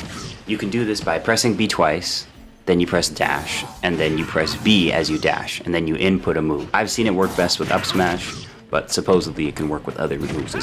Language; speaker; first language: English; native; English